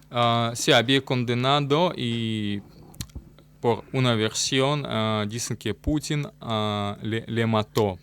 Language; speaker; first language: Spanish; non-native, learner; Russian